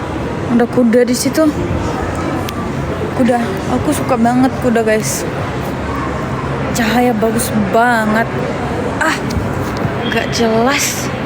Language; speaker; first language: Indonesian; non-native, learner; Turkish